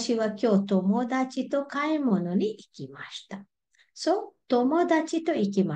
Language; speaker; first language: Japanese; non-native, fluent; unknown